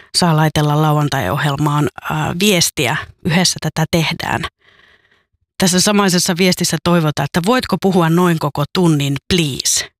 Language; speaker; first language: Finnish; native; Finnish